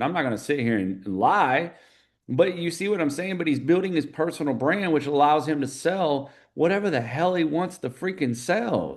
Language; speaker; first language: English; native; English